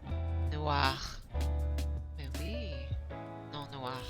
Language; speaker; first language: French; non-native, learner; English